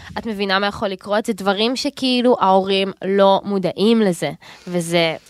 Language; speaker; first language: Hebrew; native; Hebrew